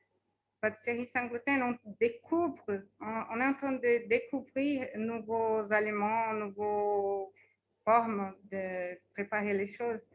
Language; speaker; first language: French; non-native, fluent; Portuguese